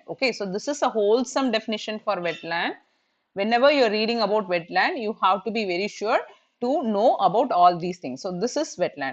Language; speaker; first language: English; non-native, local second language; Tamil